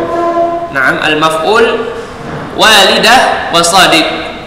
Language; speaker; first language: Arabic; non-native, fluent; Indonesian